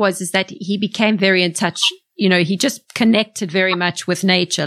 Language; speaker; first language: English; native; English